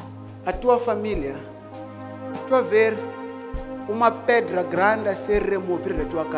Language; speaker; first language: Portuguese; non-native, local second language; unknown